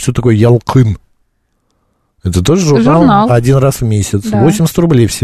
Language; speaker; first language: Russian; native; Russian